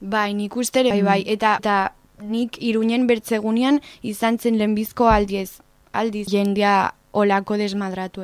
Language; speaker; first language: Basque; non-native, learner; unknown